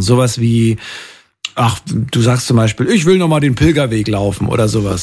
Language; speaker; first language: German; native; German